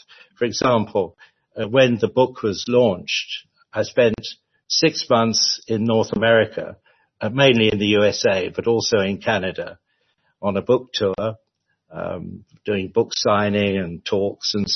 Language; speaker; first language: English; native; English